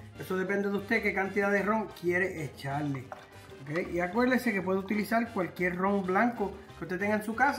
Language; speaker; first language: Spanish; early bilingual, heritage; Spanish